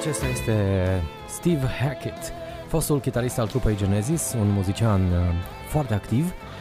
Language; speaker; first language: Romanian; native; Romanian